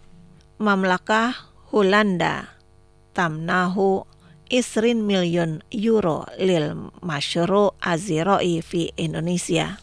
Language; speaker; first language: Arabic; non-native, fluent; Indonesian